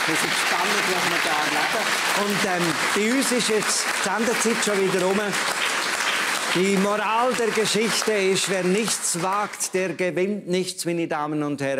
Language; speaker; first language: German; native; German